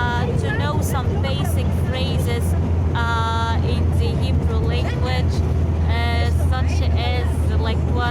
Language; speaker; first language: English; non-native, learner; Arabic